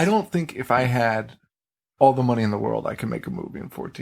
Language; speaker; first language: English; native; English